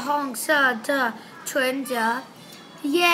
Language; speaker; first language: Chinese; non-native, learner; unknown